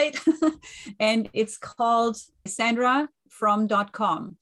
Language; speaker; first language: English; non-native, fluent; German